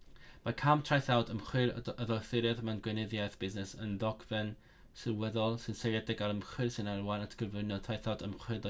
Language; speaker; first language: Welsh; non-native, learner; Cantonese